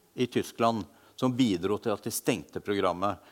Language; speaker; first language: Norwegian; non-native, fluent; Hungarian